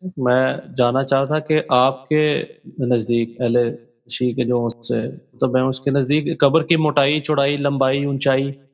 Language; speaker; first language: Urdu; native; Urdu